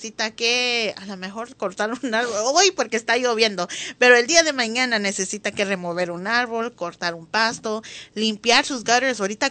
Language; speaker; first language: Spanish; early bilingual, heritage; Spanish